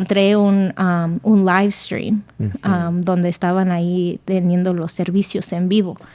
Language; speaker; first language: Spanish; early bilingual, other home language; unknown